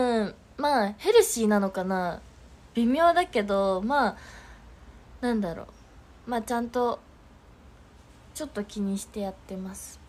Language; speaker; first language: Japanese; native; Japanese